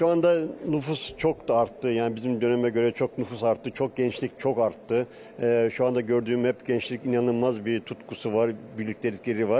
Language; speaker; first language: Turkish; native; Turkish